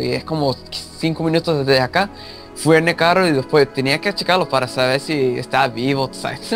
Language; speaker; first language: Spanish; early bilingual, heritage; English